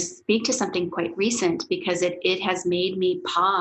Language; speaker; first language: English; native; English